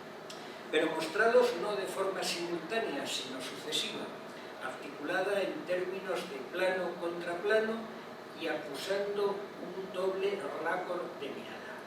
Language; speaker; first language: Spanish; native; Spanish